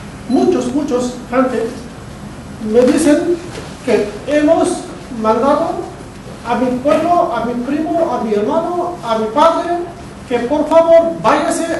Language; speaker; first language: Spanish; non-native, learner; Urdu